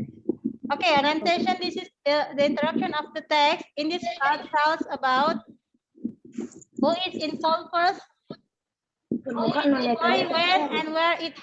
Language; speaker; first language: English; non-native, learner; Indonesian